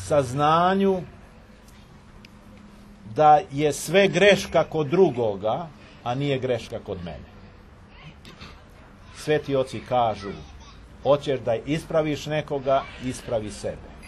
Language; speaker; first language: Serbian; native; Serbian